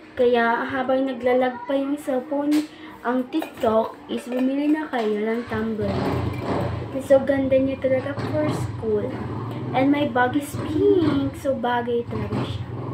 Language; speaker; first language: Filipino; non-native, local second language; Cebuano